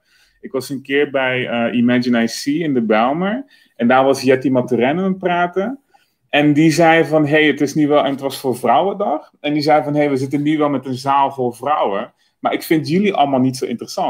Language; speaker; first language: Dutch; native; Dutch